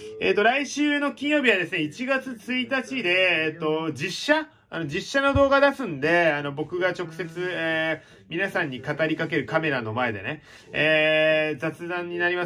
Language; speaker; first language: Japanese; native; Japanese